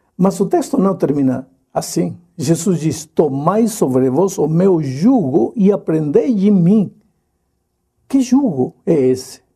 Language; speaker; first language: Portuguese; non-native, fluent; Spanish